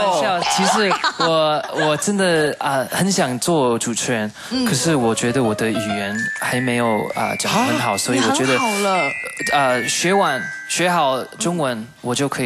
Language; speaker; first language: Chinese; early bilingual, heritage; Chinese